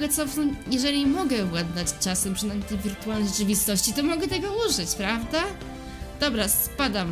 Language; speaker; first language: Polish; native; Polish